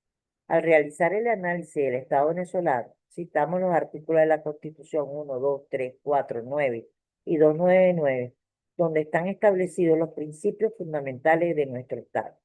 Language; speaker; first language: Spanish; native; Spanish